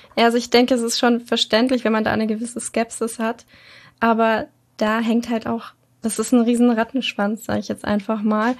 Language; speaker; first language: German; native; German